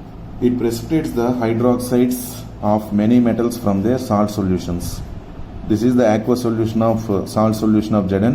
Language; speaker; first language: English; non-native, local second language; Telugu